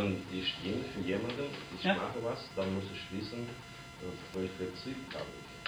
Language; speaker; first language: German; non-native, learner; Russian